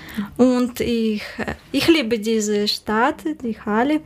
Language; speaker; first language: German; non-native, learner; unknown